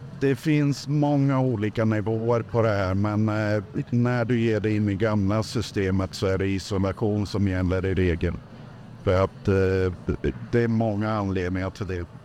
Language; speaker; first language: Swedish; native; Swedish